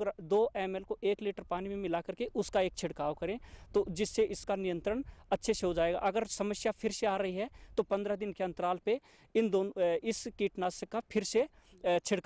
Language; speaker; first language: Hindi; native; Hindi